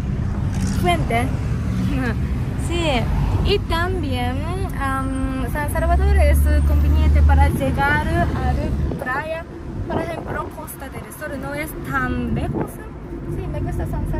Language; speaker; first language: Spanish; non-native, learner; Japanese